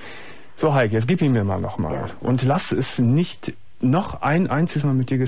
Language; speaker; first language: German; native; German